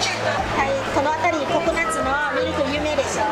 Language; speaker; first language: Japanese; non-native, fluent; Thai